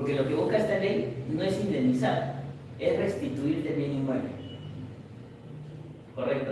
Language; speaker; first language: Spanish; native; Spanish